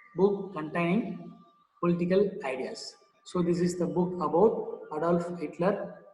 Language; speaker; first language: English; non-native, local second language; Tamil